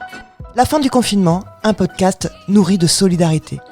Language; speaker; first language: French; native; French